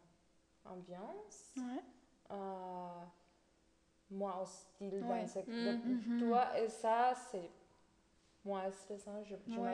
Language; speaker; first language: French; non-native, fluent; Spanish